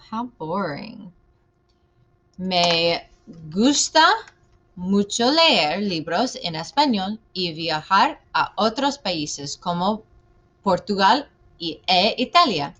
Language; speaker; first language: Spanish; non-native, fluent; English